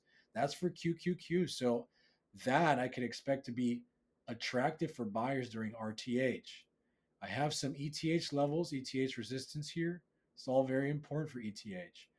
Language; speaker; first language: English; native; English